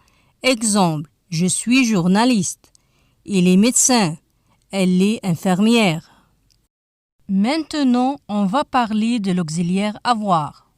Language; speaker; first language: French; non-native, fluent; Arabic